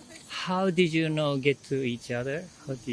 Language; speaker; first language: English; non-native, fluent; Japanese